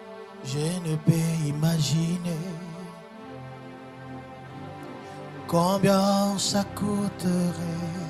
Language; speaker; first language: French; non-native, local second language; Lingala